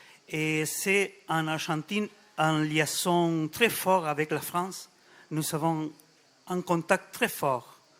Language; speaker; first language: French; non-native, fluent; Spanish